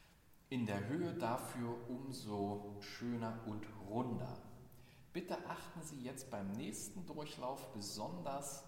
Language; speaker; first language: German; native; German